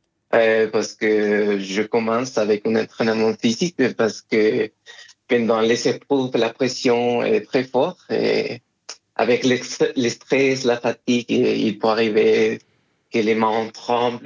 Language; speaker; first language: French; non-native, fluent; Spanish